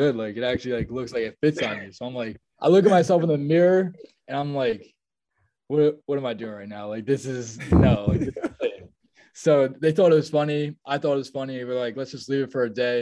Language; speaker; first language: English; native; English